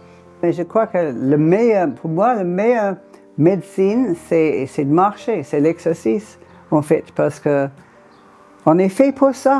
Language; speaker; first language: French; non-native, fluent; English